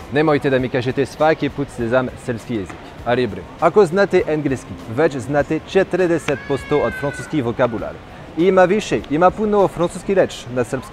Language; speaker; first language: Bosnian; non-native, learner; French